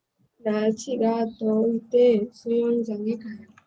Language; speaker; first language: Korean; non-native, learner; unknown